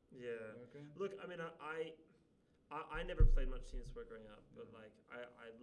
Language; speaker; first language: English; native; English